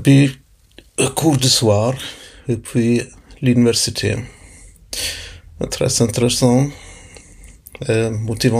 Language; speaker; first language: French; non-native, fluent; Swedish